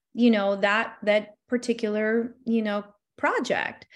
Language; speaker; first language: English; non-native, fluent; Albanian